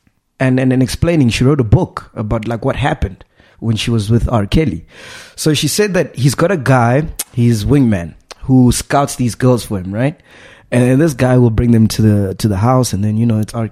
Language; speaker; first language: English; non-native, local second language; Venda